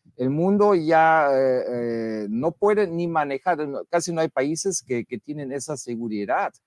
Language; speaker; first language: Spanish; non-native, fluent; German